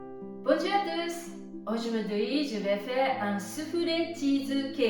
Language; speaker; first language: French; non-native, fluent; Japanese